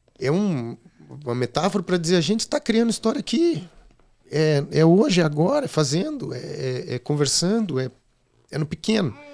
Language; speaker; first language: Portuguese; native; Portuguese